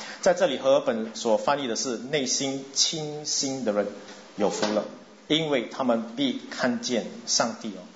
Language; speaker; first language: Chinese; non-native, local second language; English